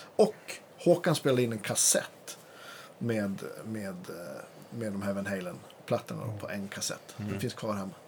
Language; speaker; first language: Swedish; native; Swedish